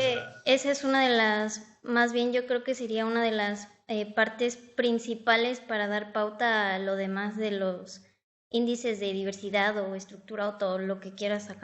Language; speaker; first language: Spanish; native; Spanish